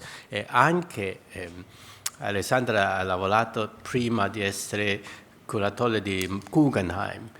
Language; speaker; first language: Italian; non-native, fluent; Chinese